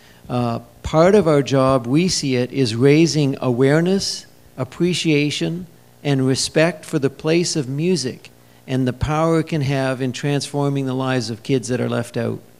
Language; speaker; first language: English; native; English